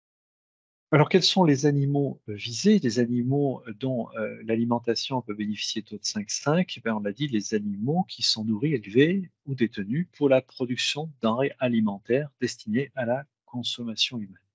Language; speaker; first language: French; native; French